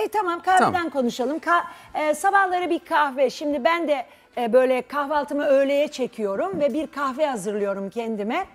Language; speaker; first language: Turkish; native; Turkish